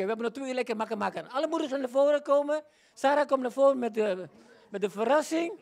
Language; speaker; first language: Dutch; non-native, fluent; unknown